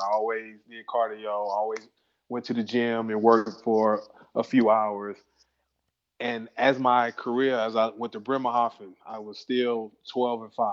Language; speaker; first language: English; native; English